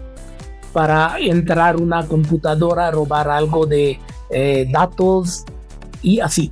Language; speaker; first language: Spanish; non-native, fluent; Hindi